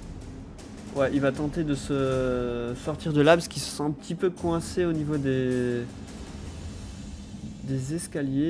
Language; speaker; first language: French; native; French